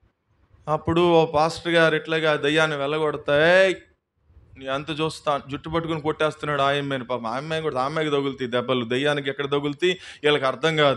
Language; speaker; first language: Telugu; native; Telugu